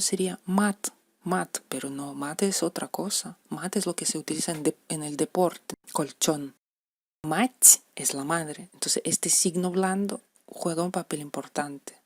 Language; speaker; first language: Spanish; non-native, fluent; Russian